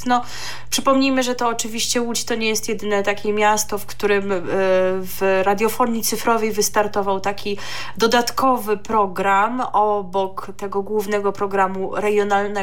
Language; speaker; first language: Polish; native; Polish